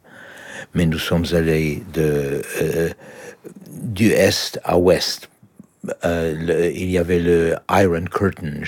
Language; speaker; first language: French; non-native, learner; Polish